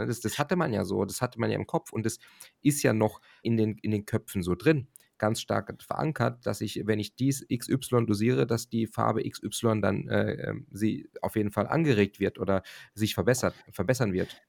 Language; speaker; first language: German; native; German